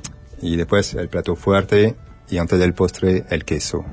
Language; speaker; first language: Spanish; non-native, fluent; French